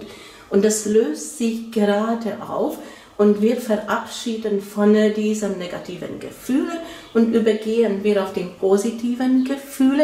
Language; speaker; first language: German; non-native, fluent; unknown